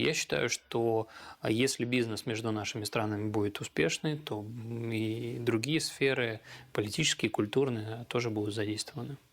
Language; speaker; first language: Russian; native; Russian